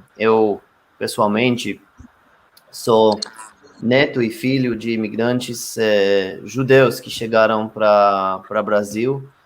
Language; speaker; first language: Portuguese; non-native, fluent; Hebrew